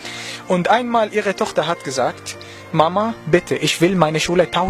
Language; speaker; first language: German; non-native, learner; Arabic